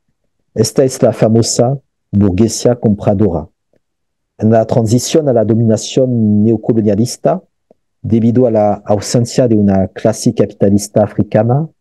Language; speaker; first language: Spanish; non-native, fluent; French